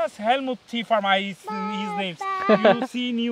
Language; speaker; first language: English; non-native, learner; Turkish